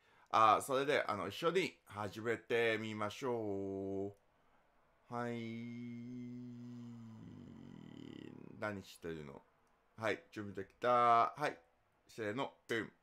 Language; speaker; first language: Japanese; non-native, learner; English